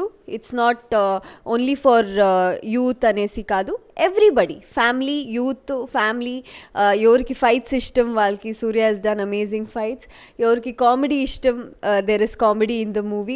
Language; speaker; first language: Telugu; non-native, local second language; Kannada